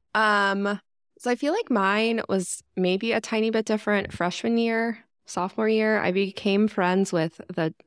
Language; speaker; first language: English; native; English